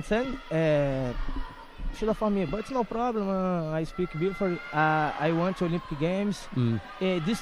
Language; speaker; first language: English; non-native, learner; Portuguese